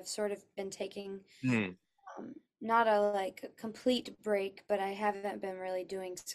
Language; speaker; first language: English; native; English